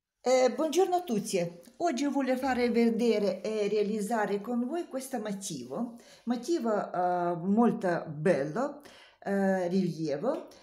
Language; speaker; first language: Italian; non-native, learner; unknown